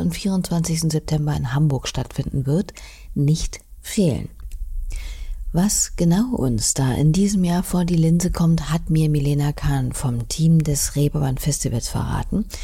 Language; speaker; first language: German; native; German